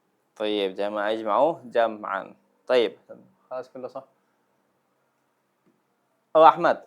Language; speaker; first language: Arabic; non-native, fluent; Indonesian